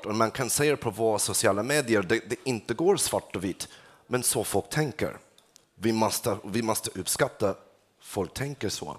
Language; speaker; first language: Swedish; non-native, fluent; English